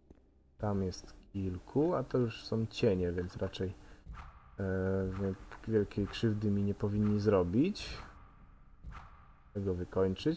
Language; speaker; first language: Polish; native; Polish